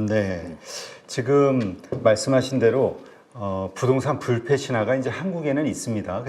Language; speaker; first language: Korean; native; Korean